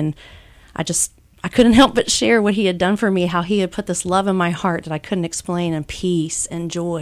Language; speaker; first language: English; native; English